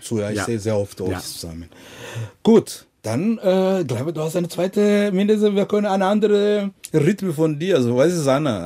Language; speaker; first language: German; non-native, fluent; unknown